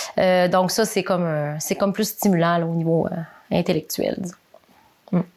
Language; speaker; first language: French; native; French